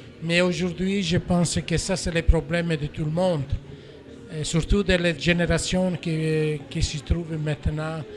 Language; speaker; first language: French; non-native, fluent; Italian